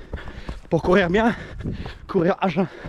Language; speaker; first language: French; native; French